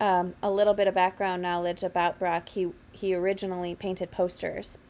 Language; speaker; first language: English; native; English